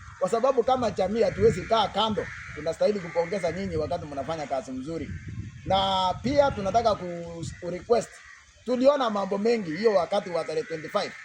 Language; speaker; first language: Swahili; non-native, local second language; Kalenjin